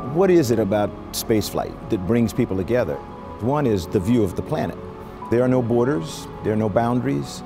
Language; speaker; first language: English; native; English